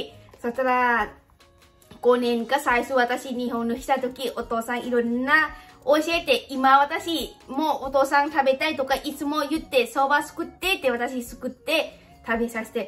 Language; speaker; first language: Japanese; non-native, learner; Lao